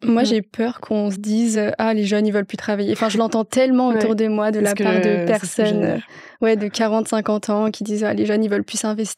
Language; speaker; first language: French; native; French